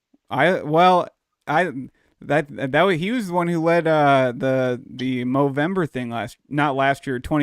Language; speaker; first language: English; native; English